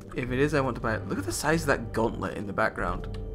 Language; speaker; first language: English; native; English